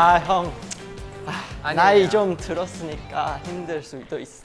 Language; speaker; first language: Korean; non-native, fluent; Chinese